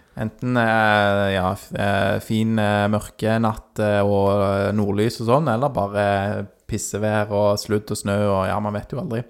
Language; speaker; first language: Norwegian; native; Norwegian